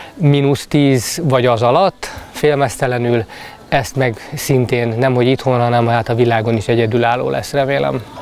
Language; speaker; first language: Hungarian; native; Hungarian